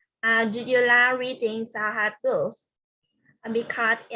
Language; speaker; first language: English; non-native, learner; Vietnamese